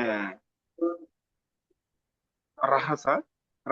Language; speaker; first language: Hindi; non-native, learner; Telugu